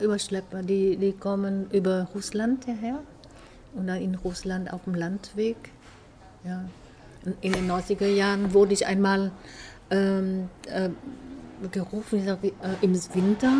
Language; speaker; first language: German; non-native, fluent; Vietnamese